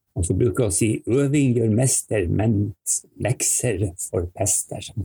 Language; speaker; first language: Norwegian; native; Norwegian